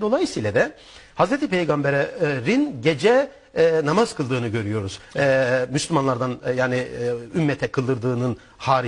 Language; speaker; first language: Turkish; native; Turkish